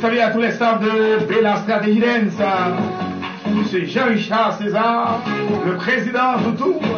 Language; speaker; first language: French; native; French